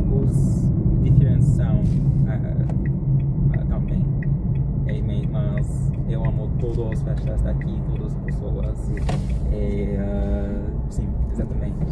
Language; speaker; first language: Portuguese; non-native, learner; English